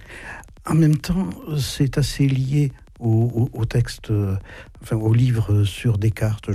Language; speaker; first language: French; native; French